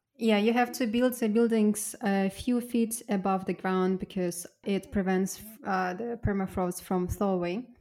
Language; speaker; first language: English; non-native, fluent; Russian